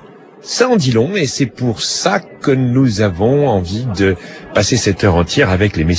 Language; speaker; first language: French; native; French